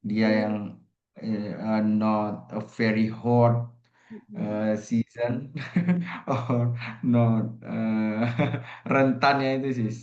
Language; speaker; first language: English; non-native, learner; Indonesian